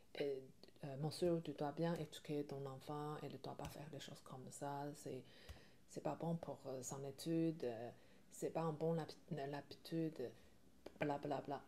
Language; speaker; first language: French; non-native, learner; Chinese